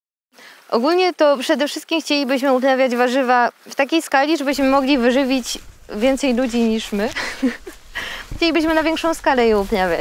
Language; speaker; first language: Polish; native; Polish